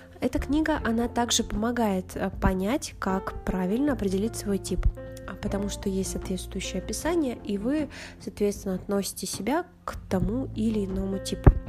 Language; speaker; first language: Russian; native; Russian